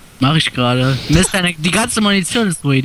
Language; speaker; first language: German; native; German